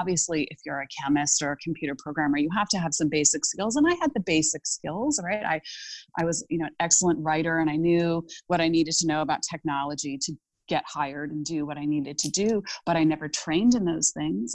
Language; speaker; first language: English; native; English